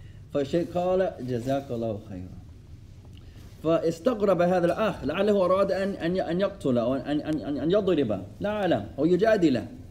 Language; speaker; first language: Arabic; non-native, fluent; English